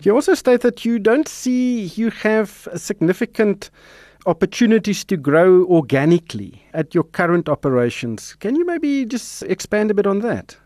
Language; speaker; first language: English; non-native, local second language; Afrikaans